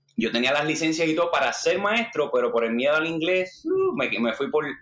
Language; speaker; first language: Spanish; native; Spanish